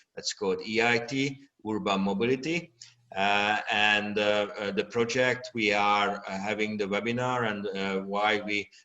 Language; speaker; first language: English; non-native, fluent; Hungarian